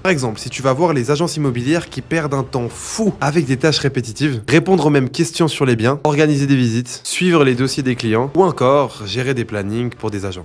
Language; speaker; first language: French; native; French